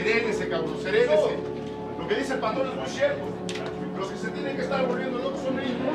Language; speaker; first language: Spanish; native; Spanish